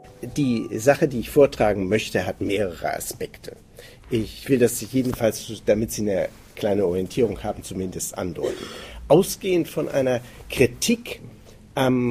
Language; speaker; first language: German; native; German